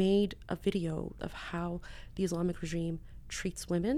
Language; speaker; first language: English; native; English